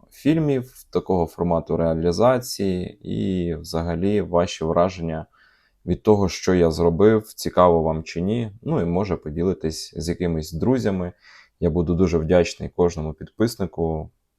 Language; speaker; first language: Ukrainian; non-native, local second language; Russian